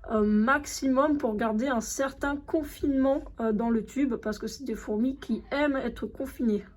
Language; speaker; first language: French; native; French